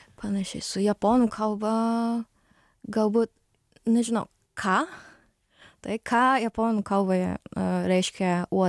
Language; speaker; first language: Lithuanian; non-native, learner; Japanese